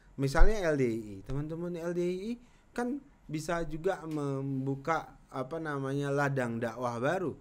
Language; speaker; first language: Indonesian; native; Indonesian